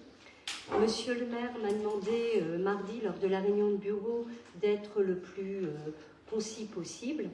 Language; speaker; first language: French; native; French